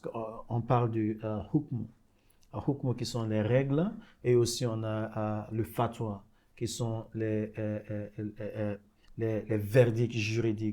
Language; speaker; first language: French; non-native, fluent; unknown